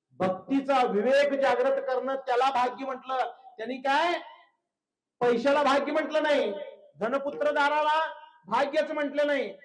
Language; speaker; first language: Marathi; non-native, local second language; Kannada